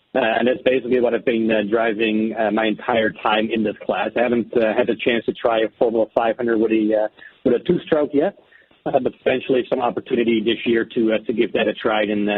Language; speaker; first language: English; non-native, fluent; Dutch